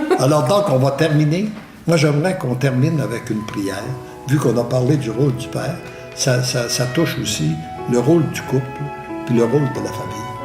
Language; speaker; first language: French; native; French